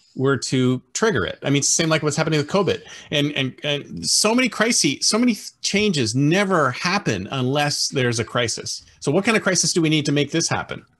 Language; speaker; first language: English; native; English